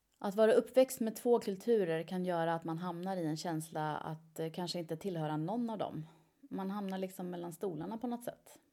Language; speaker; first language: Swedish; early bilingual, other home language; Persian